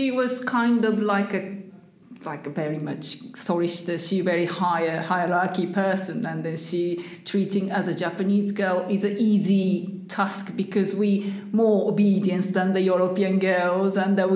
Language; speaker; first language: English; non-native, learner; Japanese